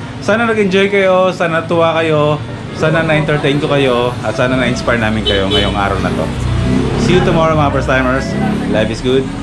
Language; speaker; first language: Filipino; native; Filipino